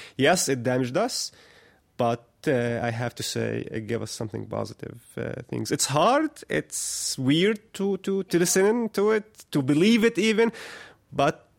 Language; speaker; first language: English; non-native, fluent; Arabic